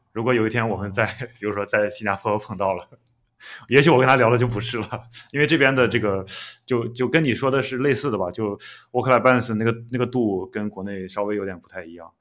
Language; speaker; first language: Chinese; native; Chinese